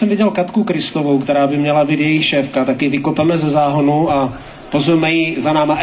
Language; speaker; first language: Czech; native; Czech